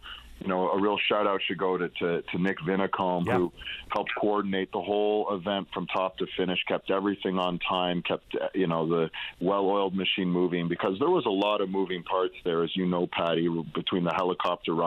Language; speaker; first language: English; native; English